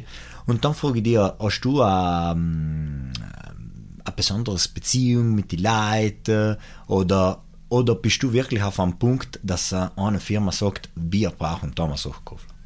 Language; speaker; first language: German; non-native, local second language; Italian